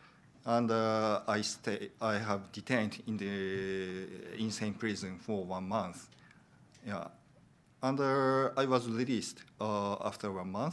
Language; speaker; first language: English; non-native, learner; Japanese